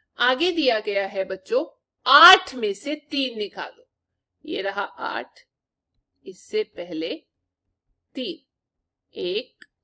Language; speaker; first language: Hindi; native; Hindi